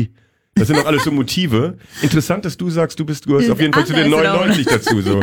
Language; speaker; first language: German; native; German